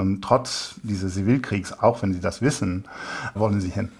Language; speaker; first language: German; non-native, fluent; English